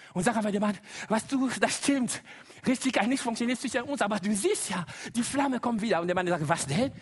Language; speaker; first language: German; non-native, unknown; Lingala